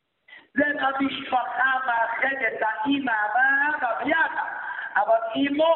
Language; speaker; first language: Hebrew; non-native, fluent; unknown